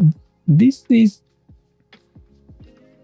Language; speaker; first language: English; non-native, learner; Japanese